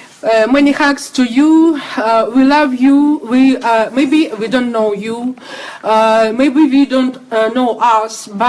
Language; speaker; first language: English; non-native, learner; Russian